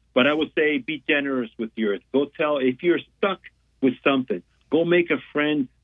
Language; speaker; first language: English; non-native, fluent; Spanish